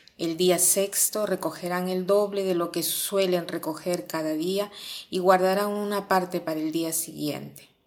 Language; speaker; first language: Spanish; non-native, fluent; Italian